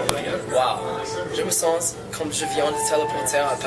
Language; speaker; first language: French; non-native, learner; English